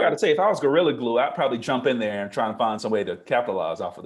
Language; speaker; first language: English; native; English